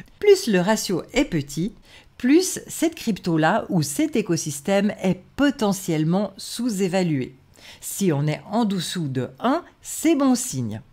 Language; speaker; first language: French; native; French